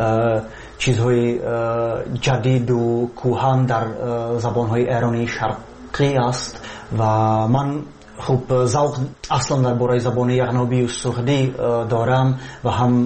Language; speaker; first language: Persian; non-native, fluent; Czech